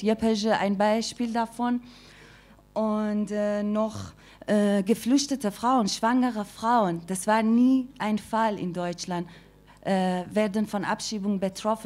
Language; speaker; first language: German; non-native, fluent; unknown